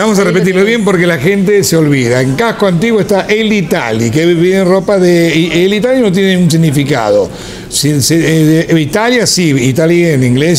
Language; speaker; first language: Spanish; native; Spanish